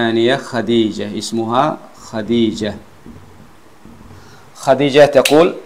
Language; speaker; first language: Arabic; non-native, fluent; Western Cham